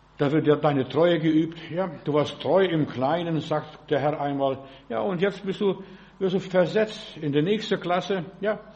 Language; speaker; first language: German; early bilingual, other home language; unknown